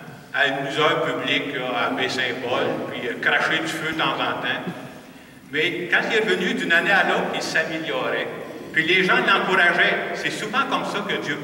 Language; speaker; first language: French; native; French